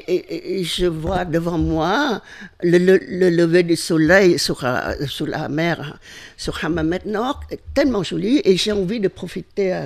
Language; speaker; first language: French; non-native, fluent; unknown